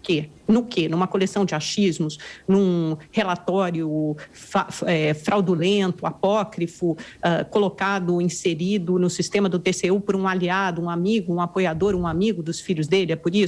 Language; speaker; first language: Portuguese; native; Portuguese